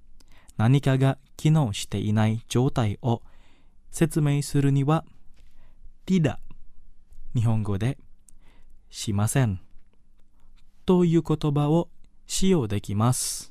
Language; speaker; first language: Japanese; non-native, fluent; Indonesian